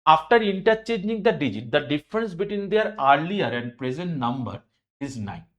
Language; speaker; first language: English; non-native, local second language; Bangla